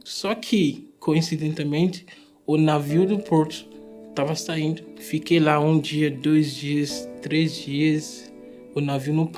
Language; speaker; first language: Portuguese; non-native, fluent; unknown